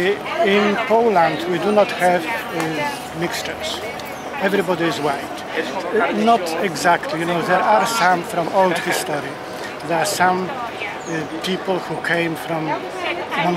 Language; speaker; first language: English; non-native, fluent; Polish